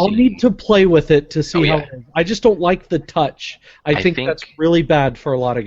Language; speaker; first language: English; native; English